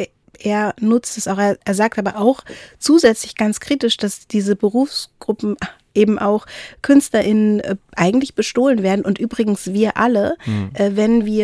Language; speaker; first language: German; native; German